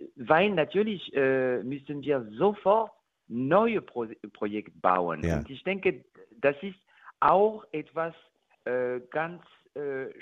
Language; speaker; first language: German; non-native, learner; French